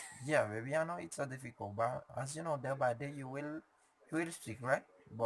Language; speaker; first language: English; non-native, learner; Haitian Creole